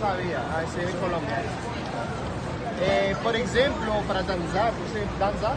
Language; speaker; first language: Portuguese; non-native, learner; French